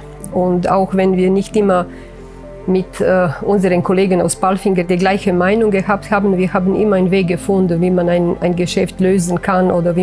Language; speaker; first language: German; non-native, fluent; Croatian